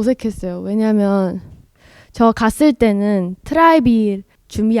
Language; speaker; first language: Korean; non-native, learner; Chinese